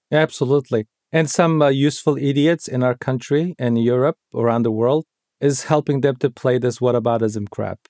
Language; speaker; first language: English; non-native, fluent; Uyghur